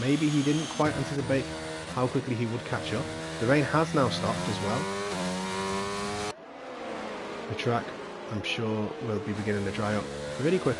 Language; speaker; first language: English; native; English